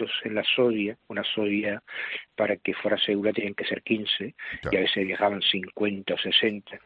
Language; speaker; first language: Spanish; native; Spanish